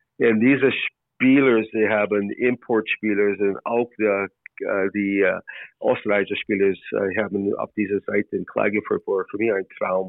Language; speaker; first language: German; non-native, learner; English